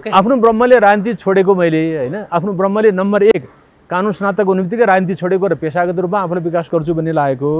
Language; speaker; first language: Nepali; native; Nepali